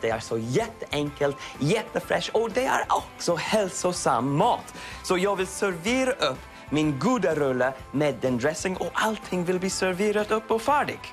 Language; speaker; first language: Swedish; non-native, learner; English